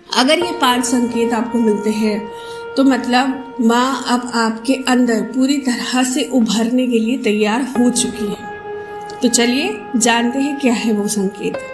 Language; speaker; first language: Hindi; non-native, local second language; Bangla